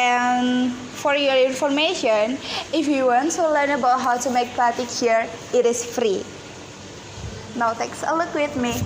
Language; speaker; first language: English; non-native, learner; Indonesian